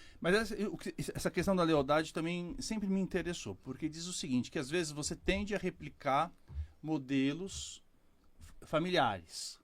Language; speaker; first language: Portuguese; native; Portuguese